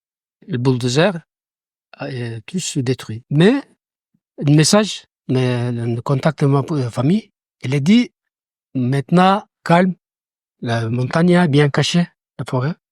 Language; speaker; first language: French; non-native, learner; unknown